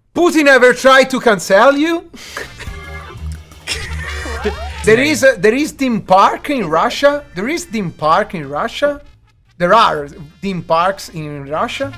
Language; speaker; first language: English; non-native, fluent; Italian